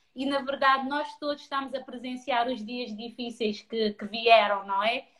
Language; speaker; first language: Portuguese; non-native, local second language; Kabuverdianu